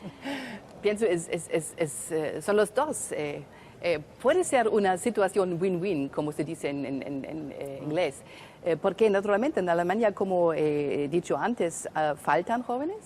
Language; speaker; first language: Spanish; non-native, fluent; German